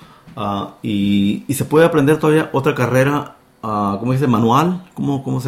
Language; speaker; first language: Spanish; native; Spanish